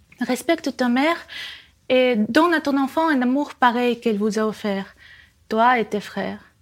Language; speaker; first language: French; non-native, fluent; Russian